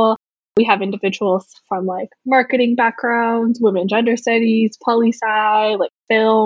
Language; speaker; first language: English; native; English